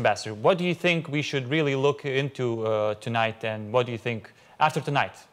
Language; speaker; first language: English; non-native, fluent; Lithuanian